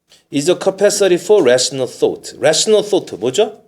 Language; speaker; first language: English; non-native, fluent; Korean